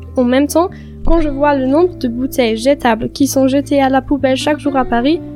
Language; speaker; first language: French; non-native, fluent; German